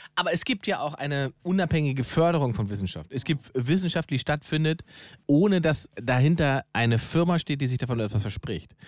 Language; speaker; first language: German; native; German